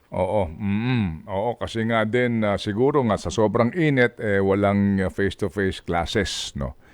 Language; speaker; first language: Filipino; native; Filipino